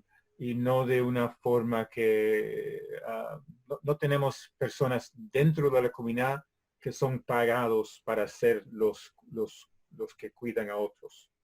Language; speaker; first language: Spanish; non-native, fluent; English